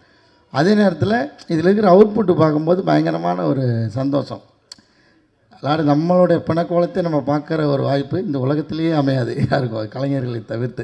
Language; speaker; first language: Tamil; native; Tamil